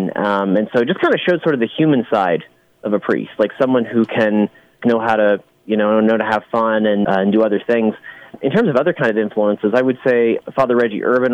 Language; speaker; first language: English; native; English